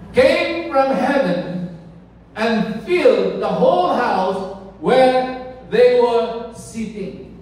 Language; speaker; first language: English; non-native, local second language; Filipino